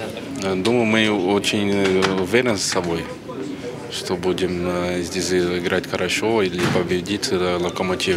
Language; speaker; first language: Russian; non-native, learner; Portuguese